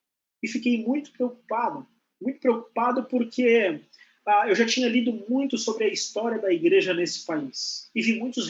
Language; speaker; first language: Portuguese; native; Portuguese